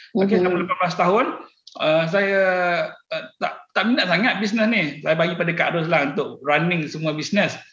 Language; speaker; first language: Malay; native; Malay